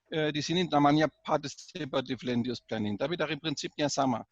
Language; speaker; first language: Indonesian; non-native, fluent; German